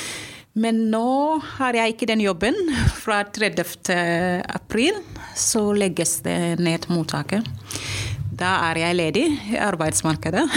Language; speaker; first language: Norwegian; non-native, fluent; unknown